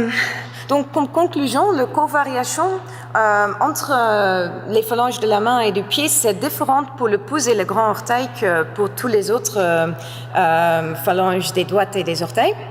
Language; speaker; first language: French; non-native, fluent; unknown